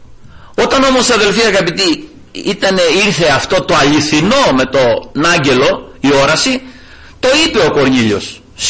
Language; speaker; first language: Greek; native; Greek